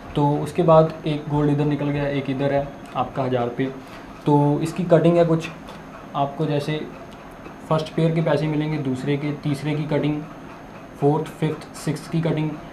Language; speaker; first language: Hindi; non-native, local second language; Punjabi